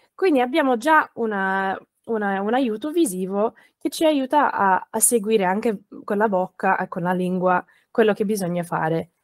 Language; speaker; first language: Italian; non-native, fluent; English